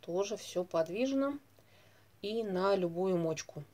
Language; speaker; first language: Russian; native; Russian